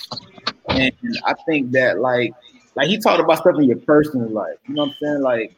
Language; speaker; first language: English; native; English